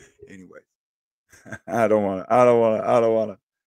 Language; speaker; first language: English; native; English